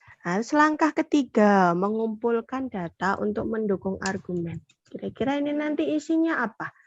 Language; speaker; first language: Indonesian; native; Indonesian